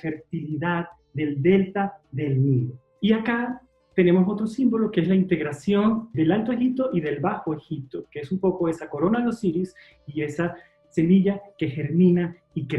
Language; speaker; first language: Spanish; native; Spanish